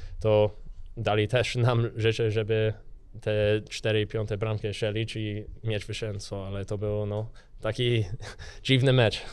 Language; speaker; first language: Polish; early bilingual, heritage; English